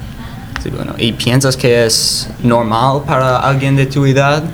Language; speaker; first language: Spanish; non-native, fluent; English